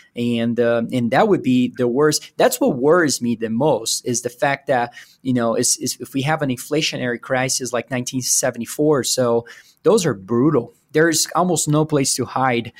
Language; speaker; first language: English; non-native, fluent; Portuguese